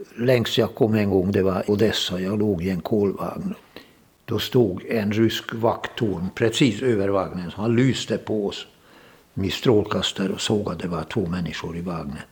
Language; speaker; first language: Swedish; non-native, fluent; Hungarian